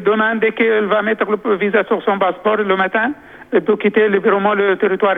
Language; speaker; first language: French; non-native, local second language; Arabic